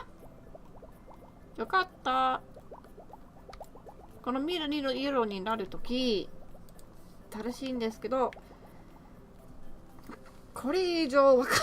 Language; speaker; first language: Japanese; non-native, learner; English